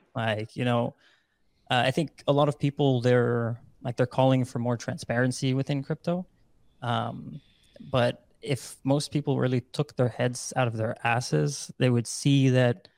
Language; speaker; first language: English; non-native, fluent; Dutch